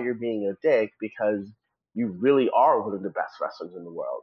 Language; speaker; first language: English; native; English